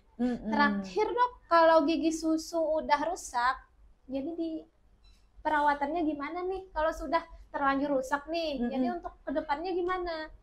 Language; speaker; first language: Indonesian; native; Indonesian